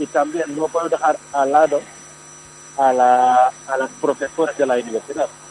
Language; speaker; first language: Spanish; non-native, fluent; Wolof